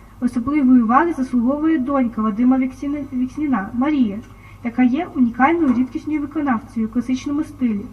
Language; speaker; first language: Ukrainian; native; Ukrainian